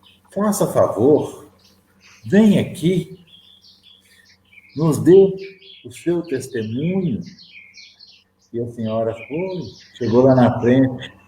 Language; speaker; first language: Portuguese; native; Portuguese